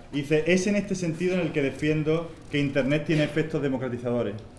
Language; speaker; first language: Spanish; native; Spanish